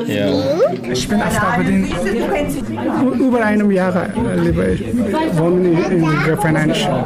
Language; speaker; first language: German; non-native, learner; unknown